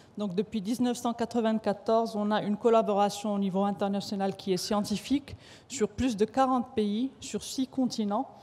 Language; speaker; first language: French; non-native, local second language; Arabic